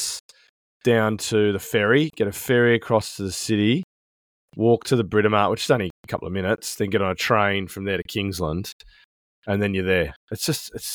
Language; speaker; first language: English; native; English